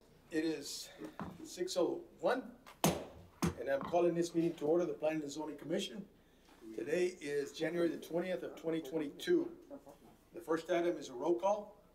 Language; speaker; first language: English; early bilingual, other home language; Spanish